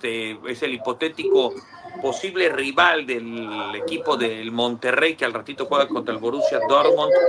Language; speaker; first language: Spanish; native; Spanish